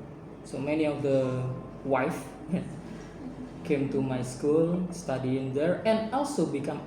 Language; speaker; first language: English; non-native, fluent; Indonesian